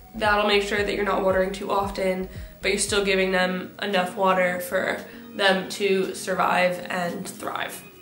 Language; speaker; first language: English; native; English